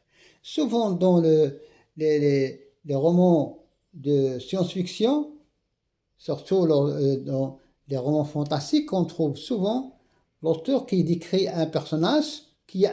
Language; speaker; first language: French; non-native, local second language; Arabic